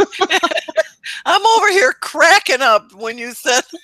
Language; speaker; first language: English; native; English